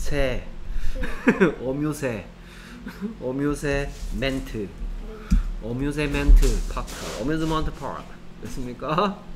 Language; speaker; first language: Korean; native; Korean